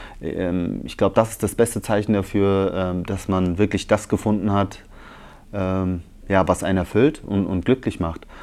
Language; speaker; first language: German; early bilingual, other home language; Italian